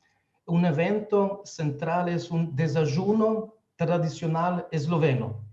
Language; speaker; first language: Spanish; non-native, fluent; Slovenian